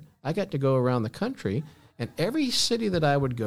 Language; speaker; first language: English; native; English